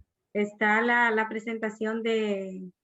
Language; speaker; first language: Spanish; native; Spanish